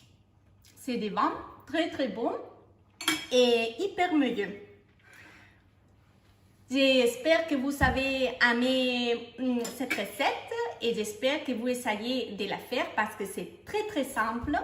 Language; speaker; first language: French; non-native, fluent; Spanish